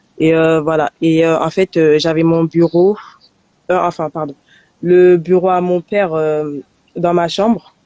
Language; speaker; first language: French; early bilingual, other home language; Soninke